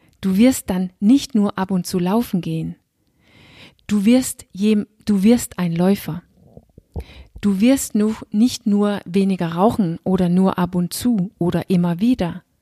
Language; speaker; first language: German; non-native, fluent; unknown